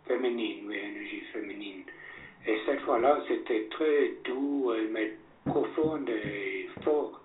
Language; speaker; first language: French; non-native, fluent; English